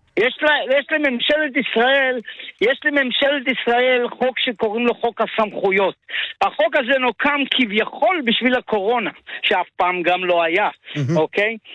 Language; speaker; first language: Hebrew; non-native, local second language; Arabic